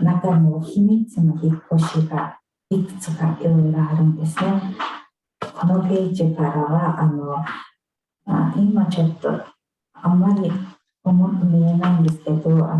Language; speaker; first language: Japanese; non-native, fluent; Mongolian